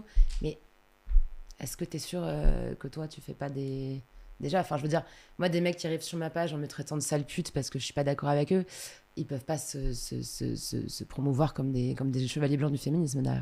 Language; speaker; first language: French; native; French